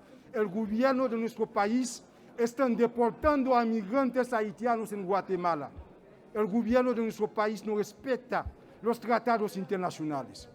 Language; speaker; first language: Spanish; non-native, fluent; Haitian Creole